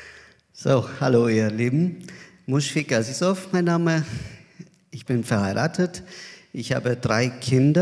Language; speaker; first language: German; non-native, learner; Azerbaijani